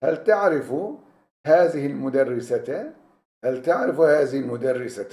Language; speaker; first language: Arabic; non-native, fluent; Turkish